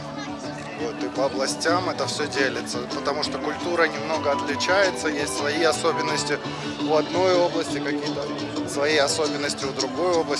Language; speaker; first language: Russian; native; Russian